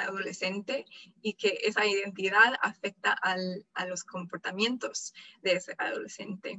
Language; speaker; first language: Spanish; non-native, fluent; English